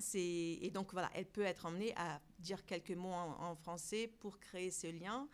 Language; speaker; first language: French; non-native, fluent; Portuguese